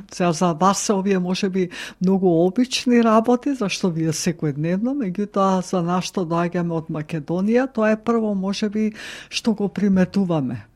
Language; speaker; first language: Macedonian; native; Macedonian